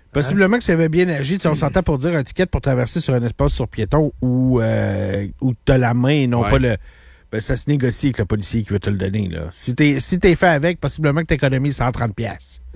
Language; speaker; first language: French; native; French